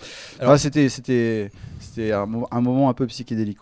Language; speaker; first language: French; native; French